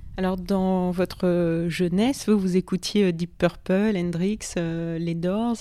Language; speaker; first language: French; native; French